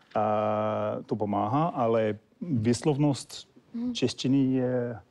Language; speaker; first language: Czech; non-native, learner; English